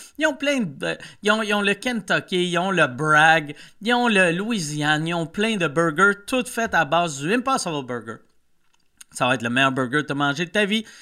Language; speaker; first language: French; native; French